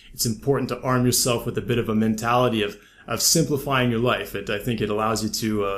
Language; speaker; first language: English; native; English